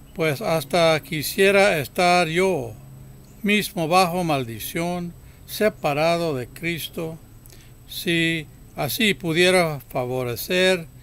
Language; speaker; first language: Spanish; early bilingual, heritage; Spanish